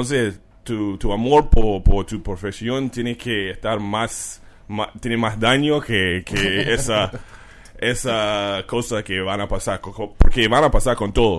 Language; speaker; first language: Spanish; non-native, learner; English